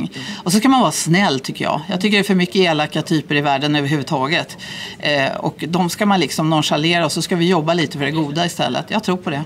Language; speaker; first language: Swedish; native; Swedish